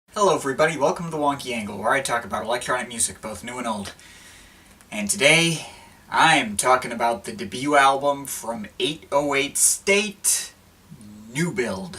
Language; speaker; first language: English; native; English